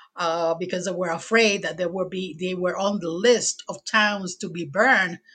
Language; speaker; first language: English; non-native, fluent; Spanish